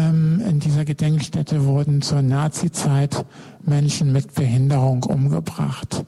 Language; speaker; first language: German; native; German